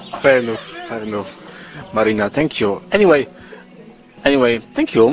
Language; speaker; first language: English; non-native, learner; Polish